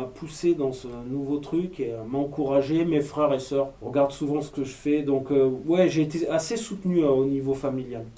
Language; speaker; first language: French; native; French